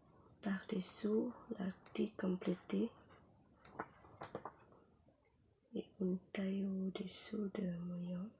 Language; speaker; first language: French; non-native, learner; Thai